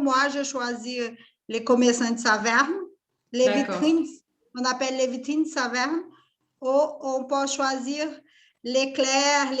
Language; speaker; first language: French; non-native, fluent; Portuguese